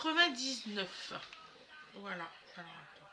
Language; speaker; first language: French; native; French